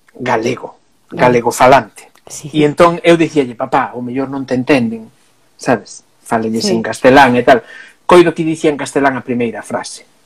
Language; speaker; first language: Galician; non-native, local second language; Spanish